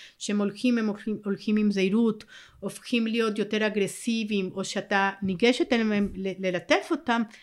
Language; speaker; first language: Hebrew; non-native, fluent; Spanish